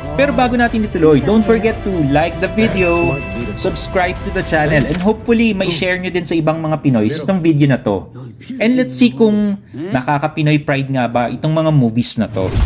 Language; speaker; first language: Filipino; native; Filipino